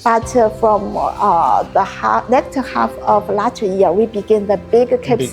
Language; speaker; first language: English; non-native, learner; Chinese